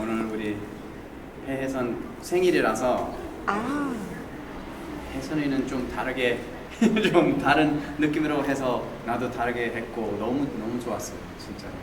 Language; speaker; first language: Korean; early bilingual, heritage; English